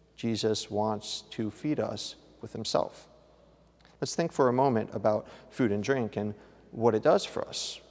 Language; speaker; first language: English; native; English